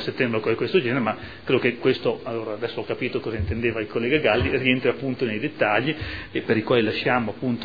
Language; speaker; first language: Italian; native; Italian